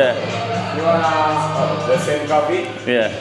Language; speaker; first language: English; non-native, learner; Turkish